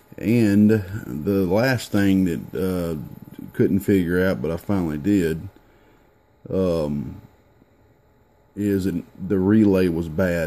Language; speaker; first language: English; native; English